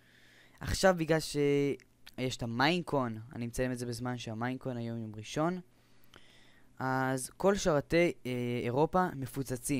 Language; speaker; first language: Hebrew; native; Hebrew